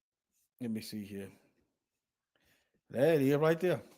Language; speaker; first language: English; native; English